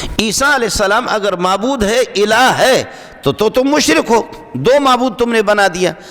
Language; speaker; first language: Urdu; non-native, local second language; Pashto